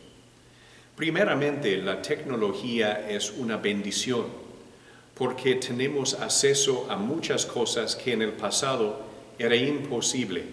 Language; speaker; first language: Spanish; non-native, learner; English